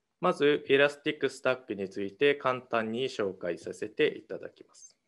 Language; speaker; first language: Japanese; non-native, fluent; Mongolian